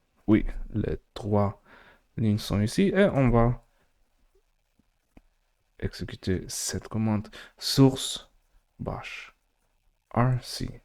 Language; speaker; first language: French; non-native, learner; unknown